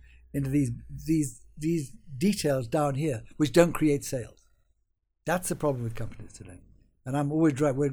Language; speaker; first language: English; native; English